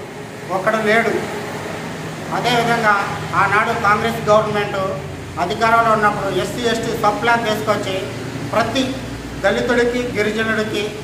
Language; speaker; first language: Telugu; native; Telugu